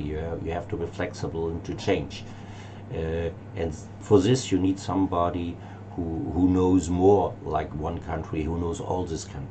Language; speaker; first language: English; non-native, learner; German